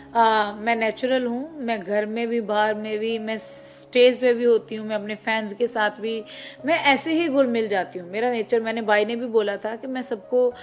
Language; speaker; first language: Hindi; non-native, local second language; Punjabi